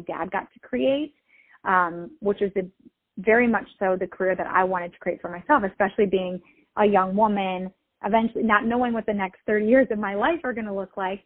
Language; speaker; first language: English; native; English